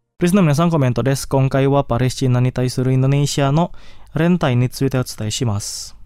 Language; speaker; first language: Japanese; non-native, fluent; Indonesian